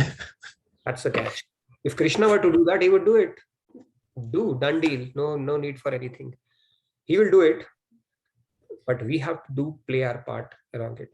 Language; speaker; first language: English; non-native, local second language; Hindi